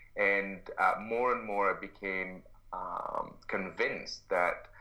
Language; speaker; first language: English; non-native, fluent; Arabic